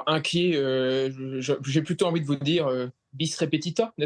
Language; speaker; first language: French; native; French